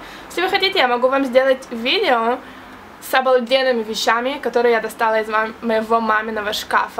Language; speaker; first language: Russian; early bilingual, heritage; Russian